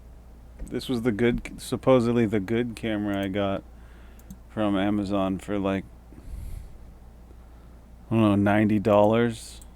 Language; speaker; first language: English; native; English